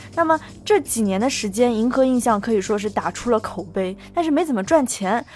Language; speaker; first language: Chinese; native; Chinese